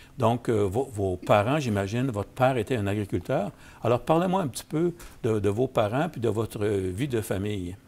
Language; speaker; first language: French; native; French